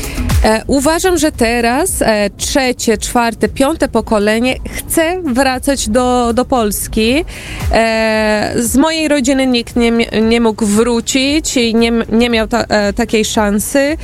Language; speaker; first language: Polish; early bilingual, heritage; Portuguese